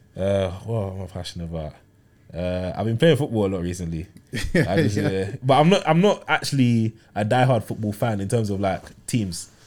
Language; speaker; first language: English; early bilingual, other home language; Yoruba